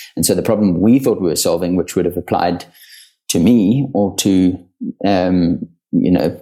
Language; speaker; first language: English; native; English